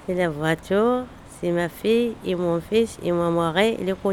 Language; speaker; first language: French; non-native, learner; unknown